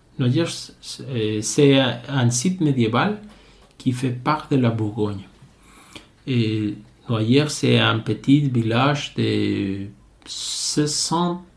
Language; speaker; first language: French; non-native, learner; Spanish